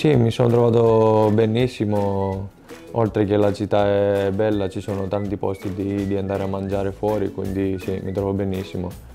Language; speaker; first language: Italian; non-native, fluent; Greek